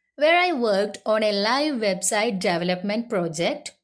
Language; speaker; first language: English; non-native, local second language; Malayalam